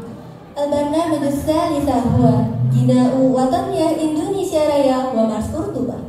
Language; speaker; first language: Arabic; non-native, learner; Indonesian